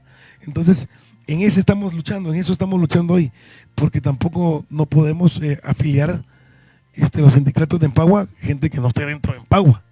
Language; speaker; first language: Spanish; native; Spanish